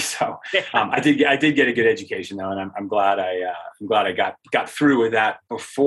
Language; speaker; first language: English; native; English